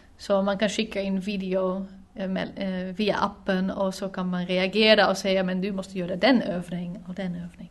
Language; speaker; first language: Swedish; non-native, fluent; Dutch